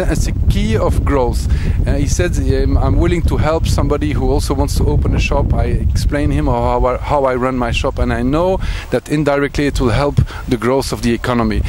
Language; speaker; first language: English; non-native, fluent; French